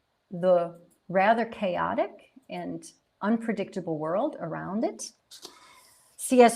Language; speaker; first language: English; native; English